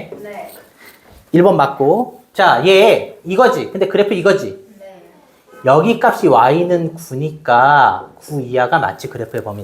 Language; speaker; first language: Korean; native; Korean